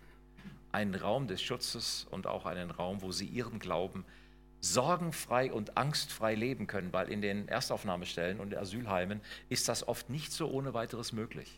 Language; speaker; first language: German; native; German